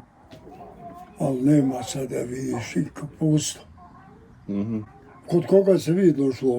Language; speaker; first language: Croatian; native; Croatian